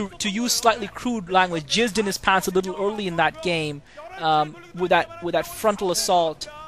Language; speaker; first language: English; native; English